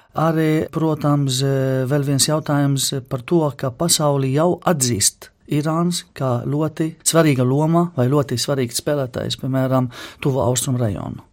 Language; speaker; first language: Latvian; non-native, fluent; Arabic